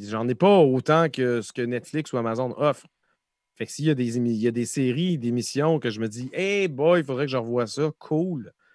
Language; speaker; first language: French; native; French